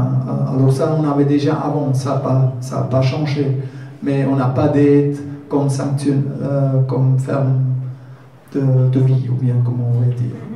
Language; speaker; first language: French; non-native, learner; German